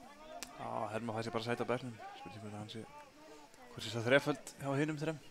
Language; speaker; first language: Icelandic; native; Icelandic